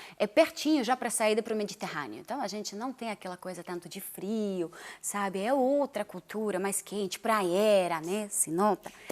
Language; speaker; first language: Portuguese; non-native, fluent; Russian